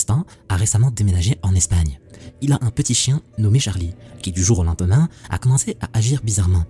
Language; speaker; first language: French; native; French